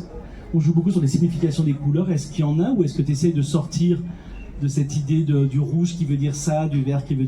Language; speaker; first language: French; native; French